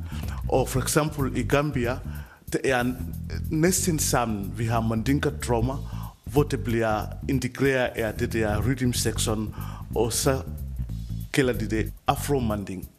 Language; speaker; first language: Danish; non-native, fluent; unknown